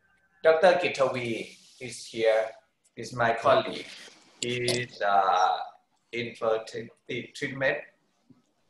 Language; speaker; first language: English; non-native, learner; Thai